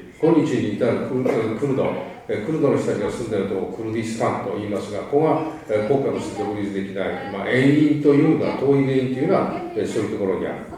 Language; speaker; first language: Japanese; native; Japanese